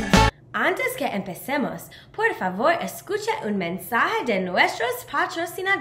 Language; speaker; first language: Spanish; non-native, learner; English